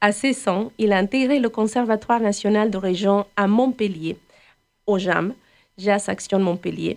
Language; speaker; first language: French; native; French